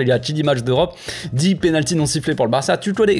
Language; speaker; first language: French; native; French